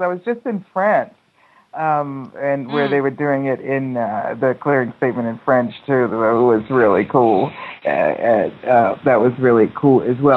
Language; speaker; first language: English; native; English